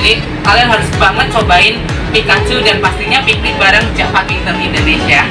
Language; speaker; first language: Indonesian; native; Indonesian